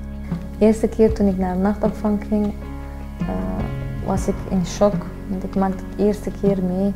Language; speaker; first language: Dutch; early bilingual, other home language; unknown